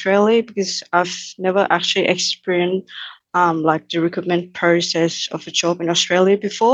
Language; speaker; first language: English; non-native, fluent; Thai